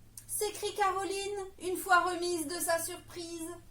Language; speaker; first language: French; native; French